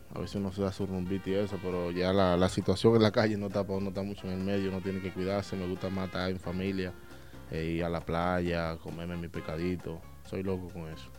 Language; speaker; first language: Spanish; native; Spanish